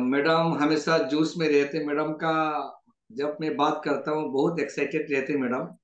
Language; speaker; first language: Hindi; non-native, local second language; Bangla